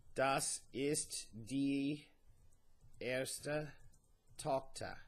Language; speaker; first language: German; non-native, learner; English